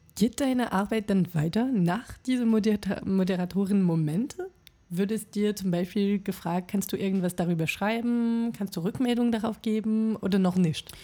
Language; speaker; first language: German; non-native, fluent; French